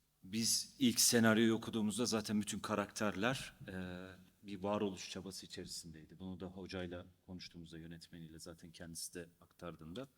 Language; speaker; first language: Turkish; native; Turkish